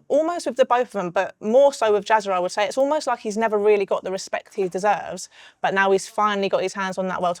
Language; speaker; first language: English; native; English